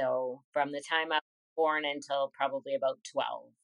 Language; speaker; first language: English; native; English